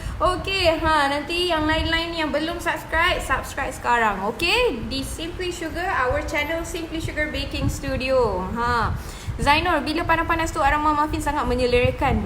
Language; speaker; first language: Malay; native; Malay